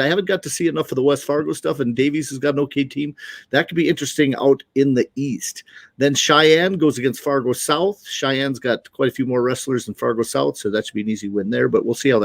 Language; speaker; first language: English; native; English